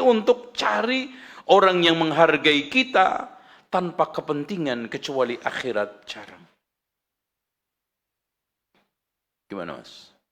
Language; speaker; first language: Indonesian; native; Indonesian